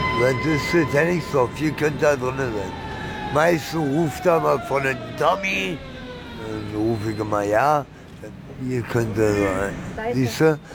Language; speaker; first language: German; early bilingual, other home language; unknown